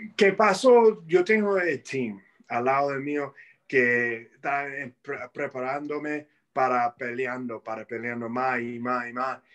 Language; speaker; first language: Spanish; early bilingual, heritage; Spanish